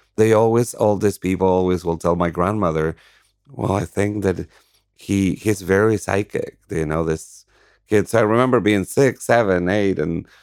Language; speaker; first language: English; non-native, fluent; Spanish